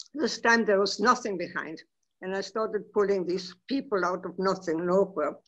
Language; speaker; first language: English; non-native, fluent; Spanish